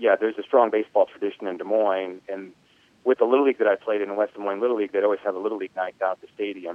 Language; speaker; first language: English; native; English